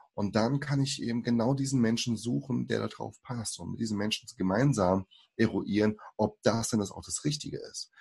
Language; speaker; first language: German; early bilingual, other home language; Portuguese